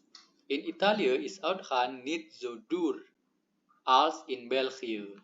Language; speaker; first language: Dutch; non-native, learner; Indonesian